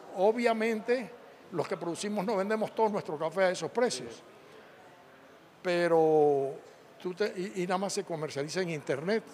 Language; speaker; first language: Spanish; native; Spanish